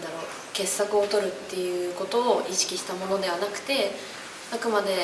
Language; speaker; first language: Japanese; native; Japanese